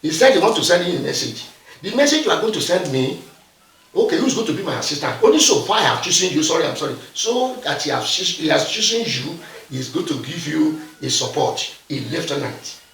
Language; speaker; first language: English; non-native, local second language; Yoruba